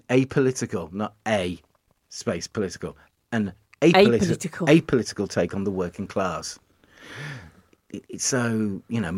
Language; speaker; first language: English; native; English